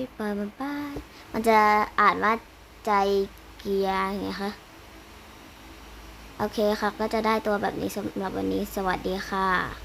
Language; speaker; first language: Thai; native; Thai